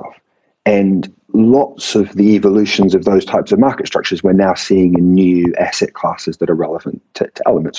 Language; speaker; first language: English; native; English